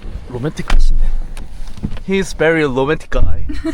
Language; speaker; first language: English; non-native, learner; Korean